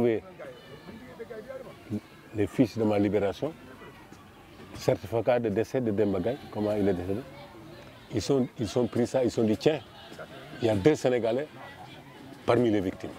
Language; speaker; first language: French; non-native, local second language; Wolof